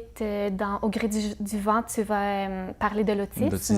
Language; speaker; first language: French; native; French